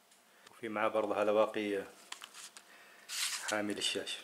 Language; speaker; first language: Arabic; native; Arabic